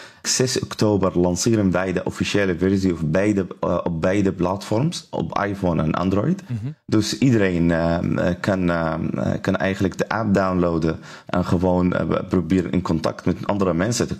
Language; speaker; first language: Dutch; non-native, learner; Arabic